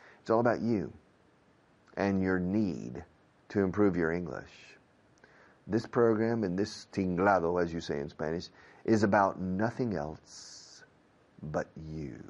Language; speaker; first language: English; non-native, fluent; Spanish